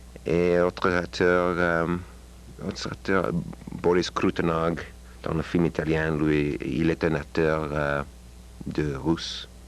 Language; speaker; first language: French; non-native, learner; English